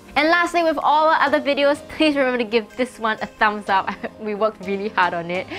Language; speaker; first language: English; native; English